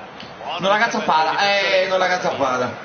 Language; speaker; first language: Italian; native; Italian